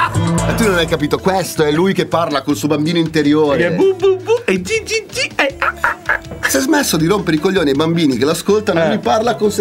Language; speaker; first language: Italian; native; Italian